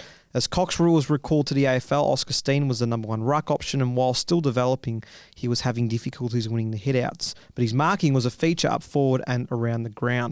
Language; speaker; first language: English; native; English